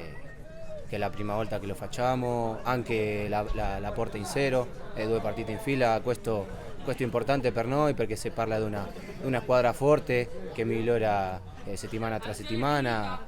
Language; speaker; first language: Italian; non-native, fluent; Spanish